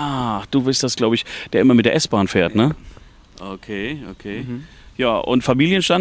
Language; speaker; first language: German; native; German